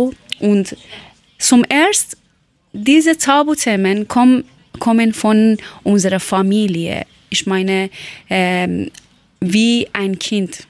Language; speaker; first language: German; non-native, learner; Persian